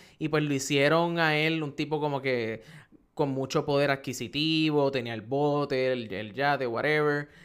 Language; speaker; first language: Spanish; native; Spanish